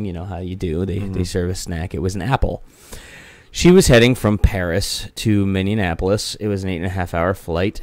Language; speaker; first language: English; native; English